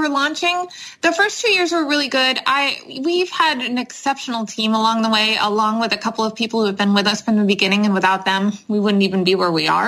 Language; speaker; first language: English; native; English